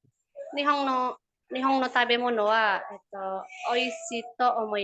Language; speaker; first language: Japanese; non-native, learner; Indonesian